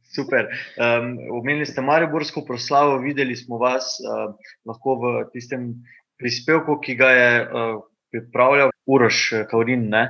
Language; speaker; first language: Slovenian; native; Slovenian